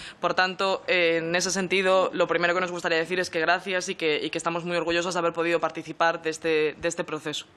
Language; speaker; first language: Spanish; native; Spanish